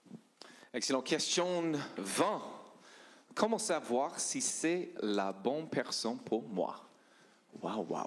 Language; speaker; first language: French; non-native, learner; English